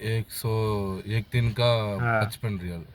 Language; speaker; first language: Hindi; non-native, local second language; Tamil